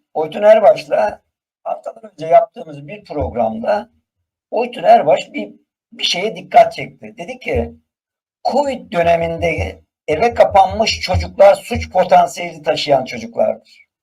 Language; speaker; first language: Turkish; native; Turkish